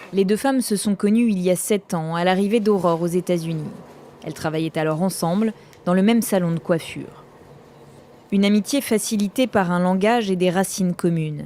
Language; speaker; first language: French; native; French